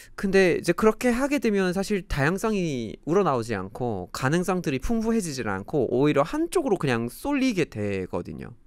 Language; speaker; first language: Korean; non-native, fluent; English